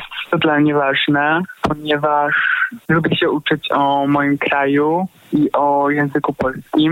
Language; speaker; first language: Polish; early bilingual, heritage; Polish